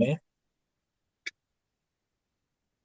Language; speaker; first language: English; non-native, fluent; Turkish